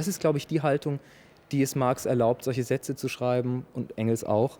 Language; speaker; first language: German; native; German